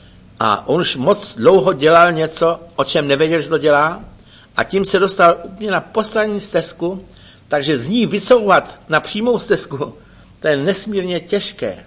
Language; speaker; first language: Czech; native; Czech